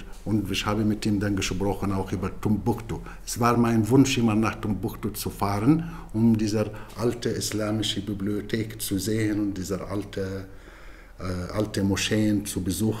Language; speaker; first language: German; non-native, fluent; Arabic